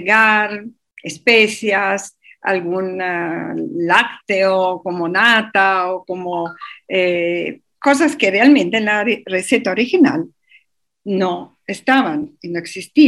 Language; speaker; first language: Spanish; non-native, fluent; Italian